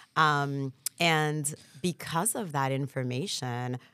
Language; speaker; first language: English; early bilingual, other home language; Haitian Creole